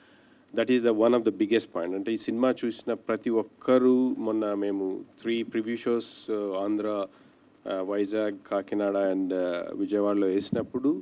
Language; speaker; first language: Telugu; native; Telugu